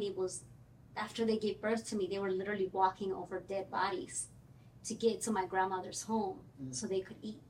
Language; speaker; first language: English; early bilingual, other home language; Spanish